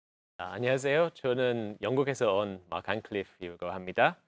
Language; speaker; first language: Korean; non-native, fluent; English